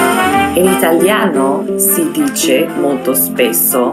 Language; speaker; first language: Italian; non-native, fluent; English